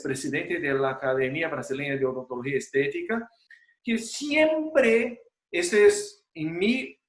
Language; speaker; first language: Spanish; non-native, fluent; Portuguese